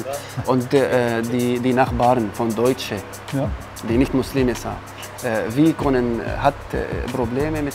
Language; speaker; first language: German; non-native, learner; Arabic